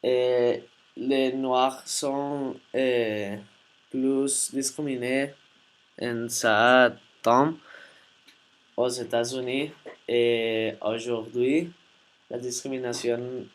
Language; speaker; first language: French; non-native, learner; Spanish